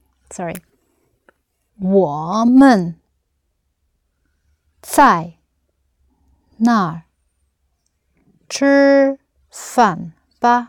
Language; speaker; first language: Chinese; non-native, learner; English